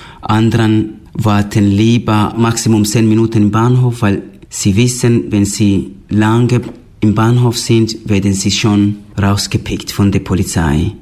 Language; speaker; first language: German; non-native, fluent; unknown